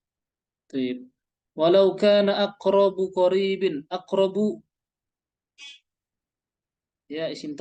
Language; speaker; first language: Arabic; non-native, fluent; Indonesian